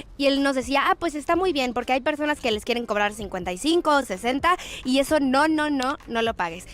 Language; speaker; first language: Spanish; native; Spanish